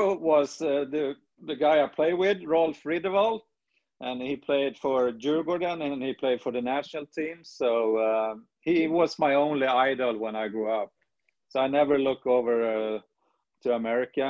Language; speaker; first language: English; non-native, fluent; Swedish